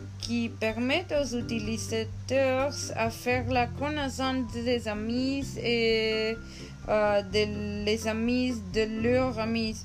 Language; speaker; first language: French; non-native, learner; Spanish